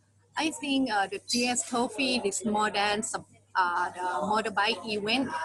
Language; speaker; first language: English; non-native, learner; Thai